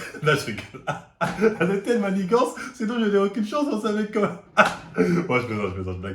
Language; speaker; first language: French; native; French